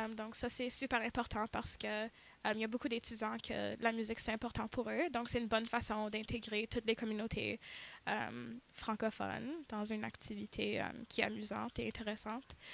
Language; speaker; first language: French; native; French